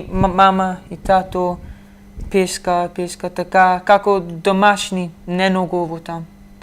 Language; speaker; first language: Macedonian; early bilingual, heritage; Macedonian